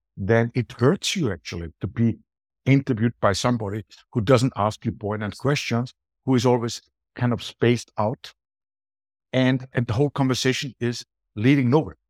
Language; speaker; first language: English; non-native, fluent; German